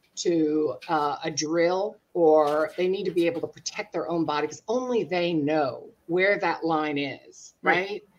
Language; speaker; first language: English; native; English